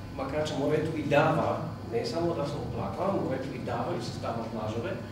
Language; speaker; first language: Bulgarian; non-native, fluent; German